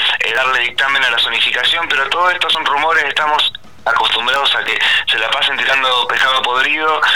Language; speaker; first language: Spanish; native; Spanish